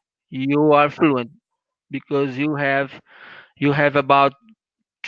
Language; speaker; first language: English; non-native, learner; Portuguese